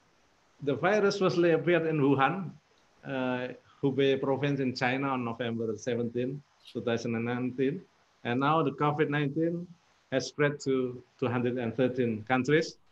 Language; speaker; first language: English; non-native, fluent; Indonesian